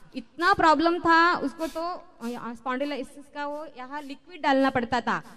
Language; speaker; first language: Hindi; non-native, local second language; Marathi